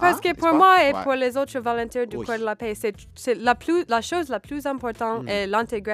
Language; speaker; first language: French; non-native, learner; English